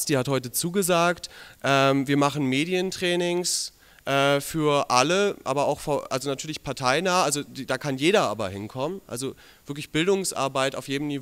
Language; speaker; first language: German; native; German